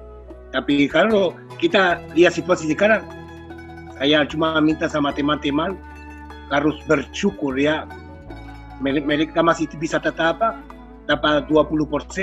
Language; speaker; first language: Indonesian; non-native, fluent; Spanish